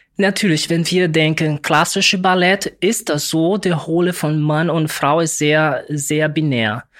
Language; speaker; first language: German; non-native, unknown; Portuguese